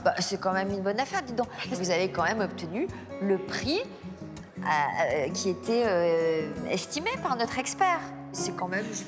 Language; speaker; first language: French; native; French